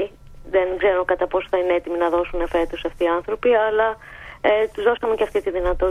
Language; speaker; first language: Greek; native; Greek